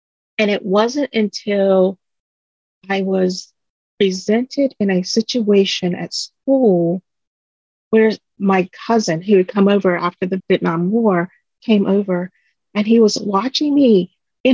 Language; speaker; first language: English; early bilingual, other home language; Vietnamese